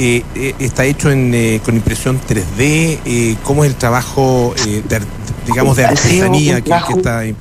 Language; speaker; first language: Spanish; native; Spanish